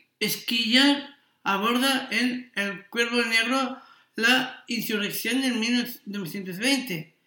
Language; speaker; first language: Spanish; non-native, local second language; Catalan